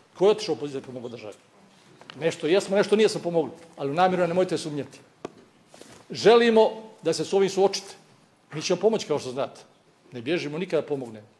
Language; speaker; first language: Serbian; native; Serbian